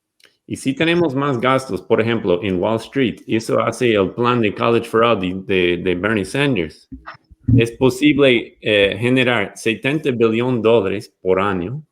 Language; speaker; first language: Spanish; non-native, fluent; English